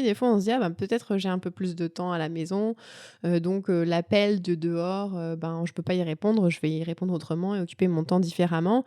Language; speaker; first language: French; native; French